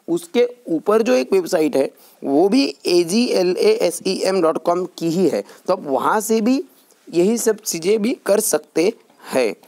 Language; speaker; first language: Hindi; non-native, local second language; Marathi